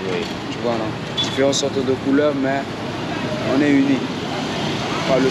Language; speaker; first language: French; non-native, local second language; Sango